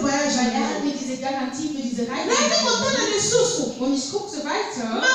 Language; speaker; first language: German; non-native, fluent; Lingala